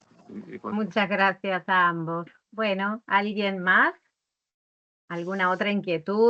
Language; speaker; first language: Spanish; native; Spanish